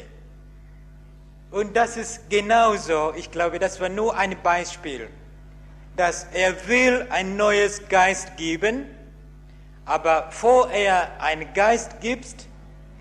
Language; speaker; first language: German; non-native, learner; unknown